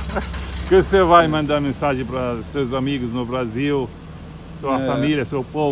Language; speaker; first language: Portuguese; non-native, local second language; Arabic